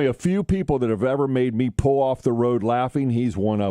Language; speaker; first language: English; native; English